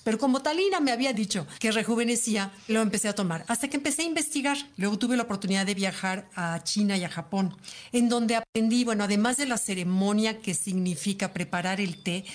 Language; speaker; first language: Spanish; native; Spanish